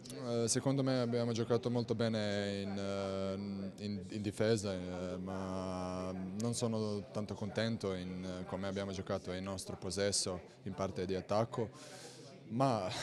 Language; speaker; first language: Italian; non-native, fluent; Serbian